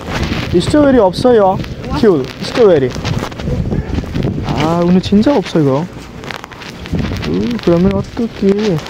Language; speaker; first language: Korean; non-native, learner; Nepali